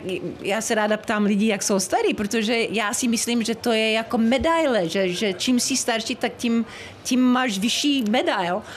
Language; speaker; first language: Czech; early bilingual, heritage; Czech